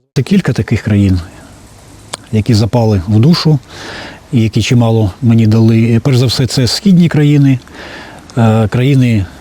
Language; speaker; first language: Ukrainian; native; Ukrainian